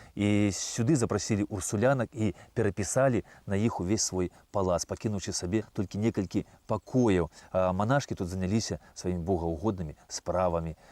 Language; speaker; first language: Belarusian; native; Belarusian